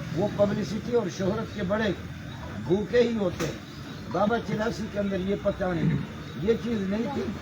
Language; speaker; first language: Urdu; non-native, fluent; Baluchi